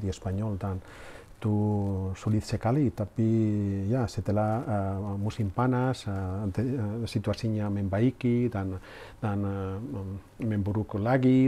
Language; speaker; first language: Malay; non-native, learner; Spanish